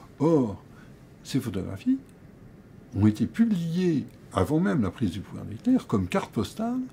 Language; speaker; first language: French; native; French